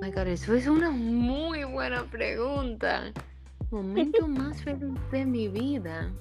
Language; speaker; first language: Spanish; early bilingual, heritage; Spanish